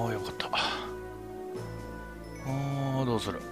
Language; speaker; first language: Japanese; native; Japanese